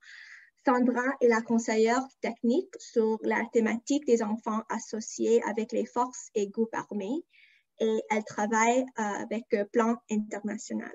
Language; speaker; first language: French; non-native, fluent; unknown